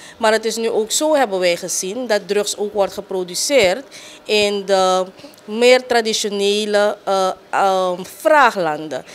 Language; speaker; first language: Dutch; native; Dutch